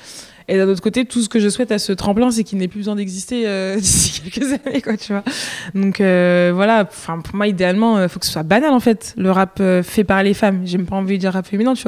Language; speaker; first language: French; native; French